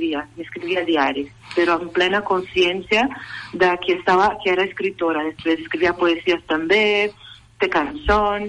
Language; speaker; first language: Catalan; non-native, fluent; Portuguese